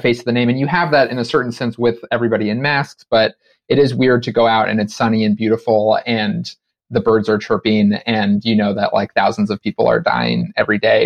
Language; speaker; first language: English; native; English